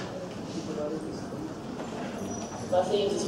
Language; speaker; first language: Spanish; native; Spanish